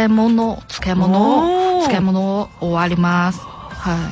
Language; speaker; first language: Japanese; non-native, learner; Chinese